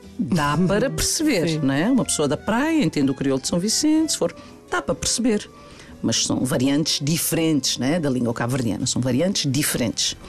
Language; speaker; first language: Portuguese; non-native, local second language; Kabuverdianu